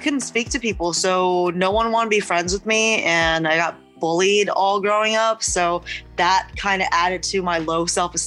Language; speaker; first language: English; early bilingual, other home language; Chinese